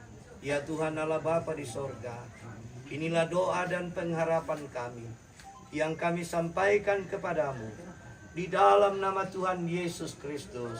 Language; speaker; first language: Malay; non-native, local second language; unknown